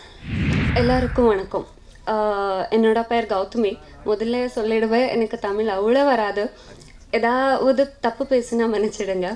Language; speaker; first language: Tamil; non-native, learner; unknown